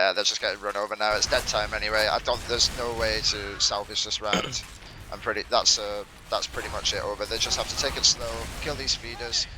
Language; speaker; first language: English; native; English